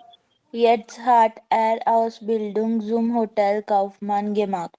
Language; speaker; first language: German; non-native, learner; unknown